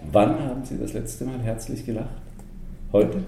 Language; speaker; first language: German; native; German